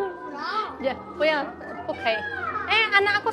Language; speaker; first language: Chinese; non-native, learner; Indonesian